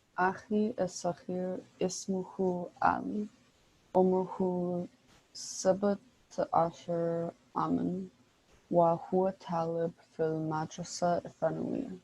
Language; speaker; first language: Arabic; non-native, learner; English